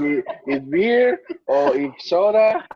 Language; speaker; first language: English; non-native, learner; Spanish